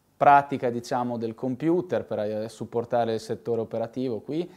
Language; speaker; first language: Italian; native; Italian